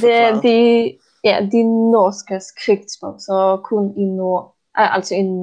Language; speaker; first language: Danish; non-native, fluent; Polish